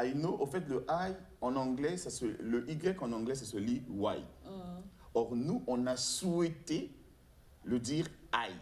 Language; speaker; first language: French; non-native, local second language; Lingala